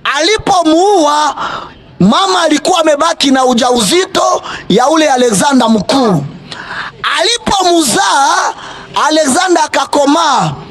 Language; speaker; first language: Swahili; native; Swahili